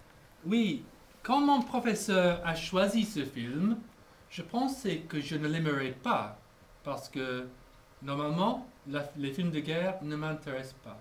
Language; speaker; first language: French; non-native, fluent; English